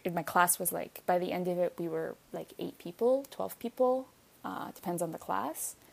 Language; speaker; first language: English; non-native, fluent; Arabic